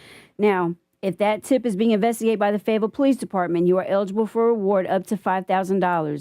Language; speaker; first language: English; native; English